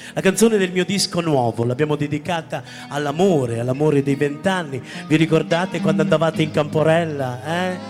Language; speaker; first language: Italian; native; Italian